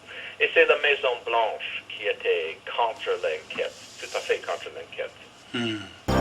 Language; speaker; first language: French; non-native, learner; English